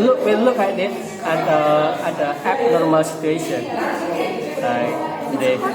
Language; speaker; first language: English; non-native, learner; Indonesian